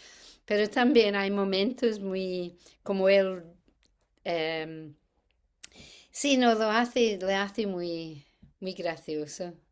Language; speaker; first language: Spanish; non-native, fluent; English